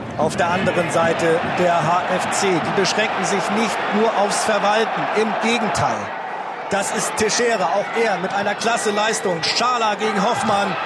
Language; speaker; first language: German; native; German